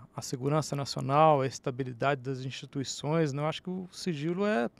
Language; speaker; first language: Portuguese; native; Portuguese